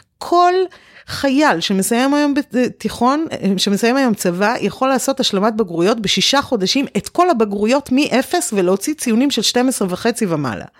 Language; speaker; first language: Hebrew; early bilingual, other home language; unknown